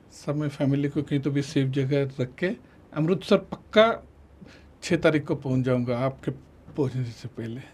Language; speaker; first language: Hindi; non-native, local second language; Marathi